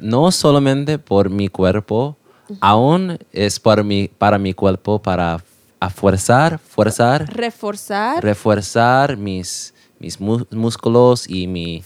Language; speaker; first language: Spanish; non-native, learner; English